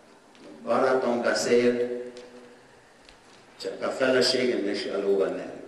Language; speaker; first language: Hungarian; non-native, learner; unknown